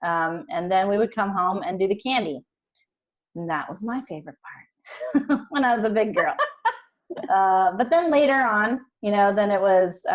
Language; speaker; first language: English; native; English